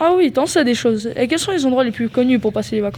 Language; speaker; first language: French; native; French